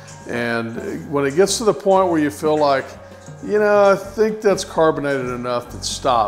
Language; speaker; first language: English; native; English